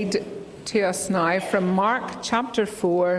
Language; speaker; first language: English; native; English